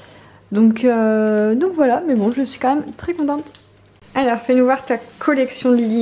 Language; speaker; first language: French; native; French